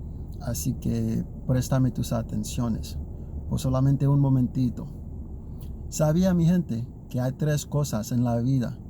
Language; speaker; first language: Spanish; non-native, learner; Haitian Creole